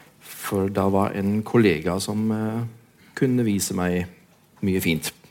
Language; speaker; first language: Norwegian; non-native, fluent; German